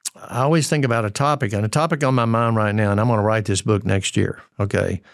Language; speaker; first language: English; native; English